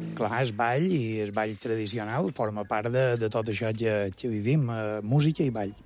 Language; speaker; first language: Catalan; native; Catalan